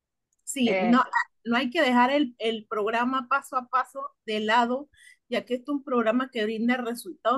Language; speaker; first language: Spanish; native; Spanish